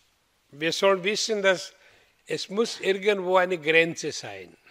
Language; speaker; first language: German; non-native, learner; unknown